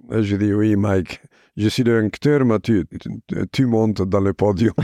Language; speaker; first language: French; non-native, fluent; Italian